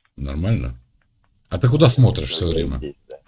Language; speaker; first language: Russian; native; Russian